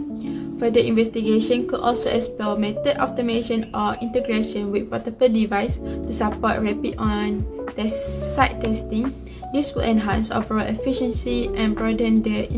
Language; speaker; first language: English; non-native, local second language; Malay